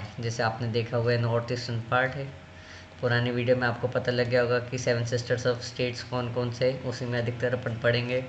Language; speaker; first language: Hindi; native; Hindi